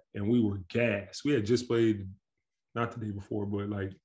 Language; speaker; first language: English; native; English